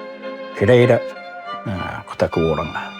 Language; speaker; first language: Māori; non-native, local second language; English